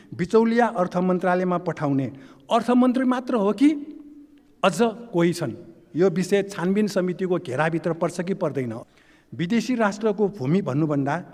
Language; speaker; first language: Nepali; non-native, local second language; Newari